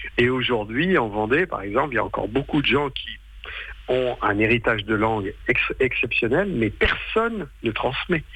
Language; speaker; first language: French; non-native, local second language; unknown